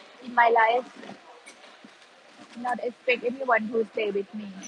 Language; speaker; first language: English; non-native, learner; Thai